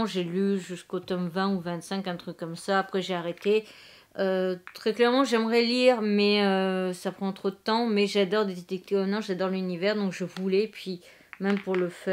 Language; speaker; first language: French; native; French